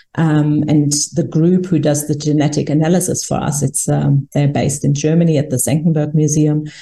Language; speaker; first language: English; non-native, fluent; German